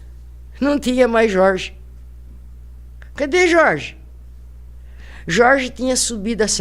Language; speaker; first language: Portuguese; native; Portuguese